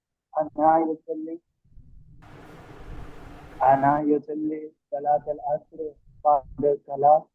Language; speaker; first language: Arabic; non-native, learner; Urdu